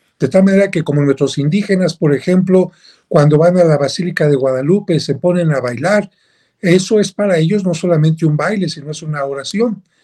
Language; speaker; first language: Spanish; native; Spanish